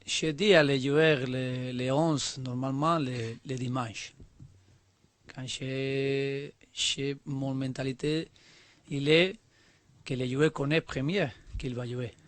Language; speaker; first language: French; non-native, learner; Spanish